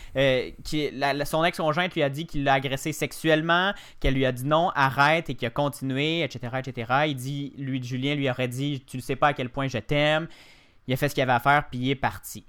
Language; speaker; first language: French; native; French